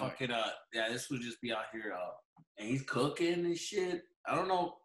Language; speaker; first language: English; early bilingual, other home language; Spanish